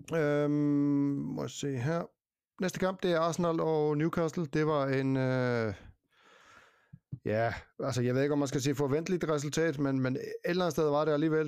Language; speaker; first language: Danish; native; Danish